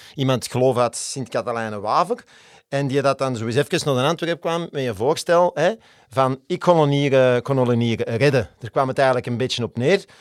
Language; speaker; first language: Dutch; native; Dutch